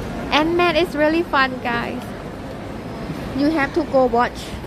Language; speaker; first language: English; non-native, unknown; Thai